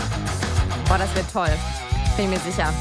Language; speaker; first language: German; native; German